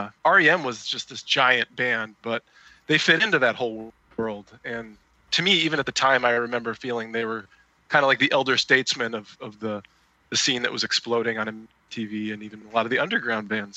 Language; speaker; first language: English; native; English